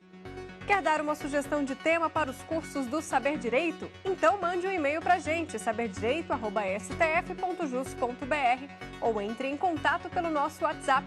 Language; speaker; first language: Portuguese; native; Portuguese